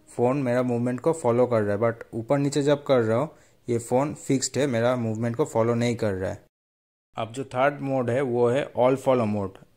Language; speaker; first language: Hindi; native; Hindi